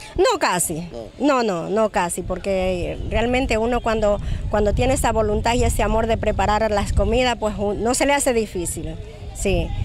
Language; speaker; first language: Spanish; native; Spanish